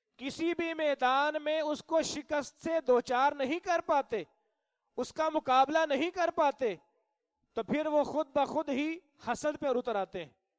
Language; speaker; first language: Urdu; non-native, local second language; Punjabi